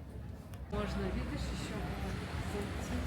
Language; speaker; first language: Russian; native; Russian